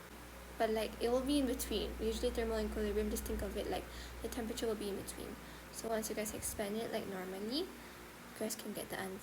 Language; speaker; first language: English; non-native, local second language; Malay